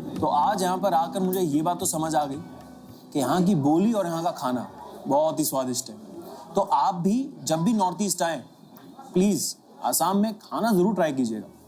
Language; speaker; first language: Hindi; native; Hindi